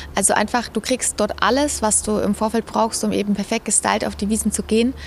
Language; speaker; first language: German; native; German